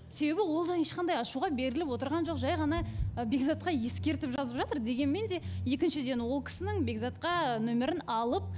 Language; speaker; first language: Kazakh; native; Kazakh